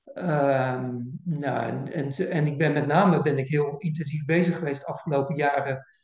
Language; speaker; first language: Dutch; native; Dutch